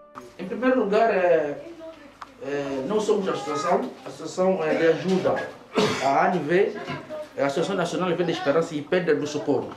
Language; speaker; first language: Portuguese; native; Portuguese